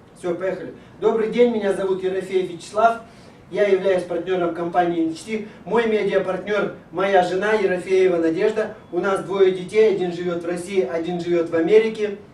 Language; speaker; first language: Russian; native; Russian